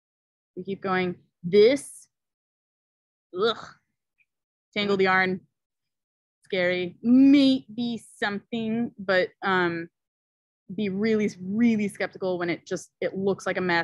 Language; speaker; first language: English; native; English